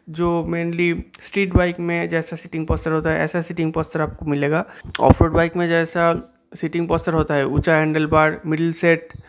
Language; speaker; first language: Hindi; non-native, local second language; Bangla